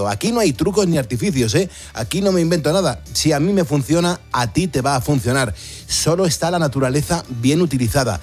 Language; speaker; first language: Spanish; native; Spanish